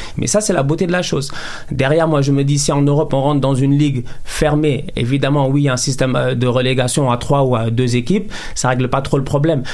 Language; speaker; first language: French; non-native, local second language; Wolof